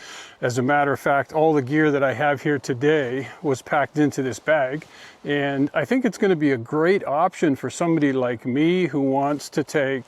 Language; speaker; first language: English; native; English